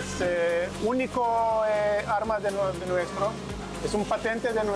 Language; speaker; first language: Spanish; non-native, learner; Hebrew